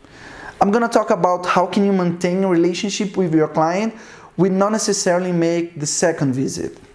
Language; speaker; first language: English; non-native, fluent; Portuguese